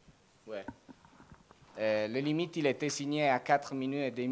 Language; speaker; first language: French; non-native, learner; Italian